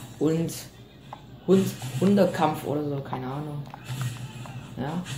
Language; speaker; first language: German; non-native, learner; Vietnamese